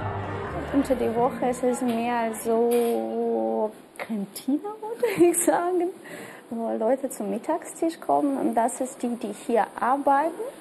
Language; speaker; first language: German; non-native, fluent; Russian